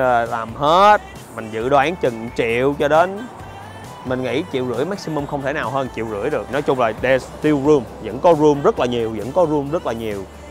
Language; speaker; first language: Vietnamese; early bilingual, heritage; Vietnamese